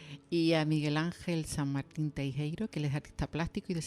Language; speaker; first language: Spanish; native; Spanish